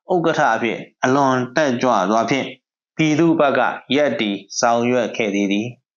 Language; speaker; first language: Burmese; native; Burmese